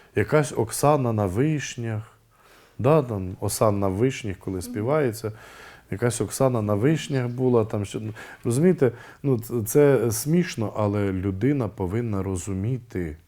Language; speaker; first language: Ukrainian; native; Ukrainian